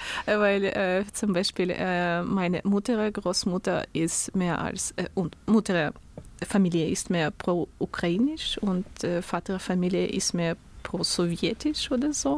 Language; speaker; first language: German; non-native, learner; Russian